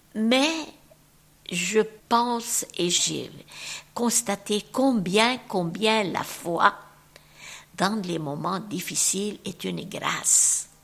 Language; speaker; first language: French; non-native, local second language; Arabic